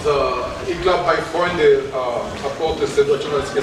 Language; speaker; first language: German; non-native, learner; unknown